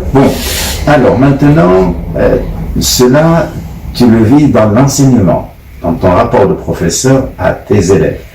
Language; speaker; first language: French; non-native, fluent; Arabic